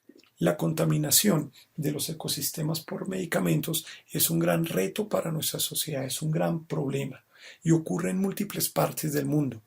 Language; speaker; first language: Spanish; native; Spanish